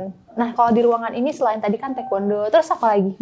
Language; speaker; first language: Indonesian; native; Indonesian